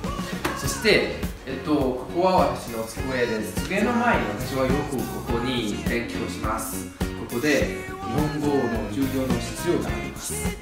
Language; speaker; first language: Japanese; non-native, learner; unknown